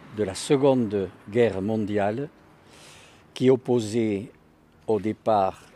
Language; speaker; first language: French; native; French